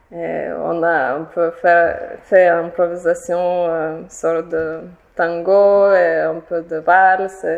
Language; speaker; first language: French; non-native, fluent; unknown